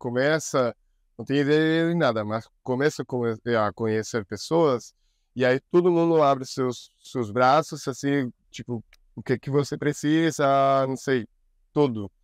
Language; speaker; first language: Portuguese; non-native, learner; Spanish